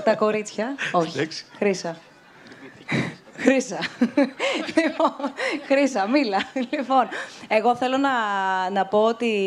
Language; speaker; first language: Greek; native; Greek